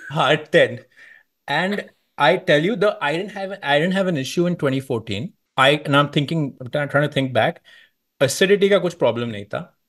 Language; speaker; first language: English; non-native, local second language; Marathi